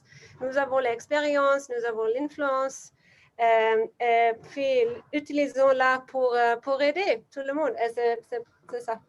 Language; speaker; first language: French; non-native, learner; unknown